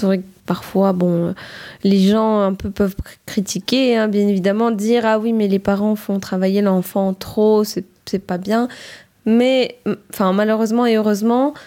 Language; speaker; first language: French; early bilingual, other home language; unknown